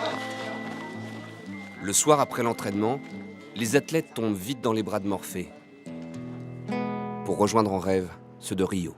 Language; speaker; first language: French; native; French